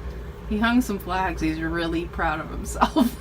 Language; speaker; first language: English; native; English